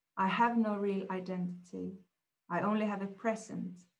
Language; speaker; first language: English; non-native, fluent; Swedish